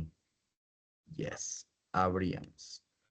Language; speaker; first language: Spanish; native; Spanish